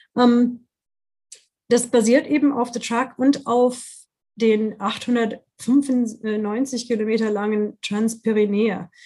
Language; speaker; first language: German; non-native, fluent; English